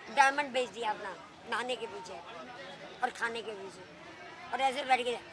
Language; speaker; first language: Hindi; native; Hindi